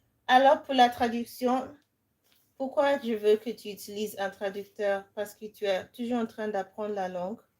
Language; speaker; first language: French; non-native, fluent; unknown